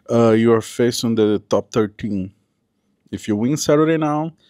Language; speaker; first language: English; non-native, fluent; Portuguese